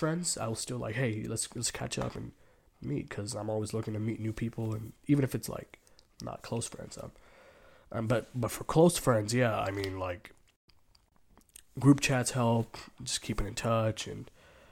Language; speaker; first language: English; native; English